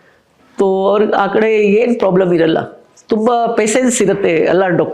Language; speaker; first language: Kannada; non-native, local second language; Hindi